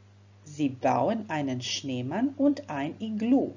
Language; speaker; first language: German; non-native, fluent; Croatian